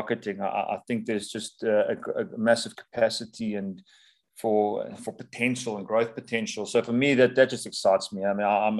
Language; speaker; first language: English; native; English